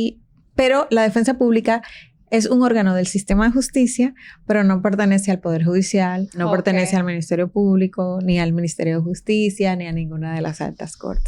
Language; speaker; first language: Spanish; native; Spanish